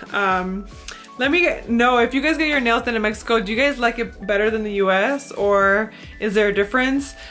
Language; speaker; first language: English; early bilingual, other home language; Spanish